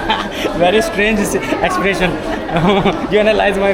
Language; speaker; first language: English; non-native, learner; Hindi